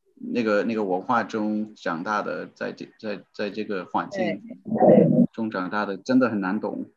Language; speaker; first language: Chinese; non-native, fluent; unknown